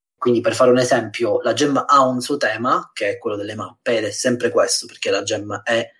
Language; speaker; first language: Italian; native; Italian